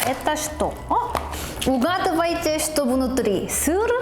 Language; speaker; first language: Russian; non-native, learner; Korean